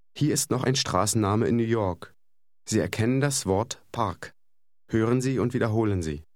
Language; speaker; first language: German; native; German